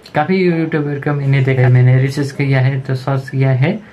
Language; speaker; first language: Hindi; non-native, local second language; Nepali